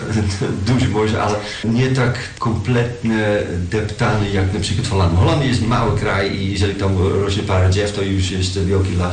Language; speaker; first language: Polish; non-native, learner; Dutch